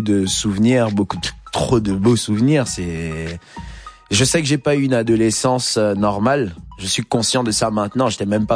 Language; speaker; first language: French; native; French